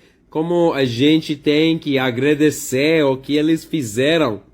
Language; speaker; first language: Portuguese; non-native, learner; English